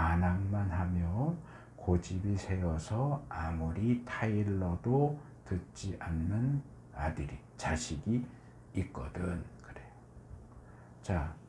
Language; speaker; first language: Korean; native; Korean